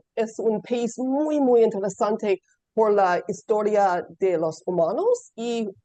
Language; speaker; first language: Spanish; non-native, learner; English